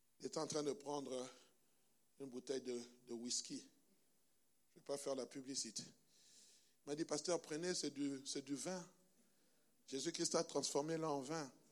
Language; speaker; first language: French; non-native, local second language; Luba-Lulua